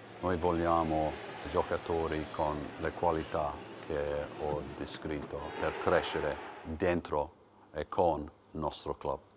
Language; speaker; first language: Italian; non-native, learner; English